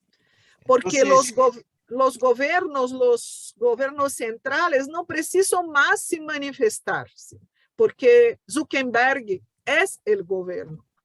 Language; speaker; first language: Spanish; non-native, fluent; Portuguese